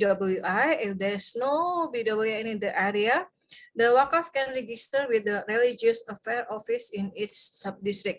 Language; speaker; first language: English; non-native, fluent; Indonesian